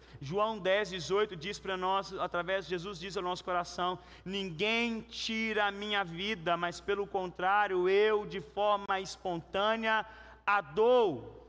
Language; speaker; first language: Portuguese; native; Portuguese